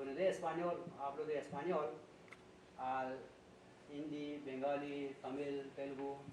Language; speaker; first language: Spanish; non-native, fluent; Hindi